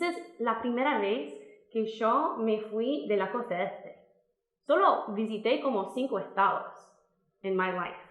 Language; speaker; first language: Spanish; non-native, fluent; English